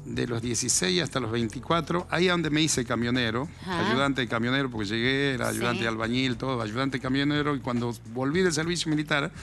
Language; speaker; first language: Spanish; native; Spanish